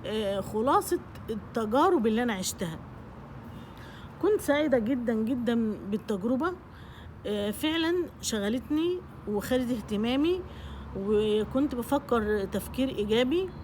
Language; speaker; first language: Arabic; native; Arabic